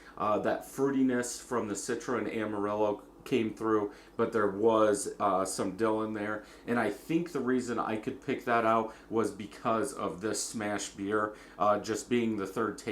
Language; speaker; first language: English; native; English